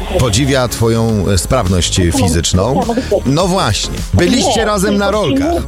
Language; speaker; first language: Polish; native; Polish